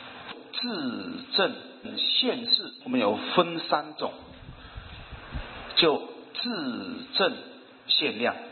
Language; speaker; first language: Chinese; native; Chinese